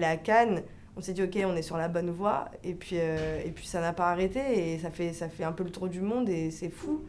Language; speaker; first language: French; early bilingual, other home language; Arabic